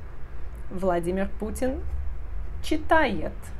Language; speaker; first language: Russian; non-native, fluent; Portuguese